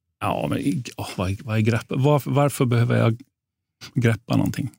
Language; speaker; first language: Swedish; native; Swedish